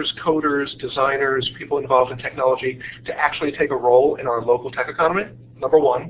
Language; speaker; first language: English; native; English